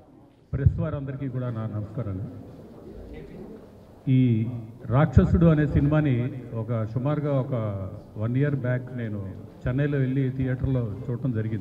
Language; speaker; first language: Telugu; native; Telugu